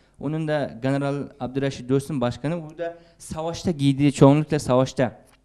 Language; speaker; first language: Turkish; non-native, fluent; Uzbek